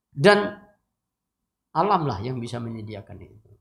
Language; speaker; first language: Indonesian; non-native, local second language; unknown